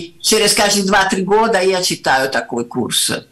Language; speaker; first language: Russian; non-native, fluent; Italian